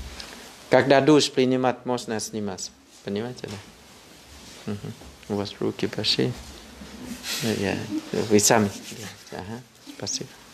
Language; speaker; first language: Russian; non-native, fluent; Thai